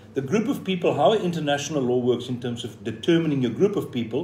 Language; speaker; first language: English; non-native, local second language; Afrikaans